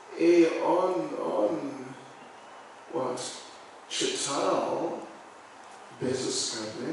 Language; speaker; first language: Russian; non-native, learner; English